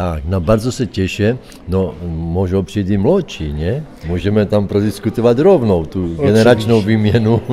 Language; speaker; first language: Polish; non-native, learner; Czech